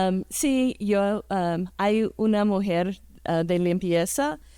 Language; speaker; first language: Spanish; early bilingual, heritage; English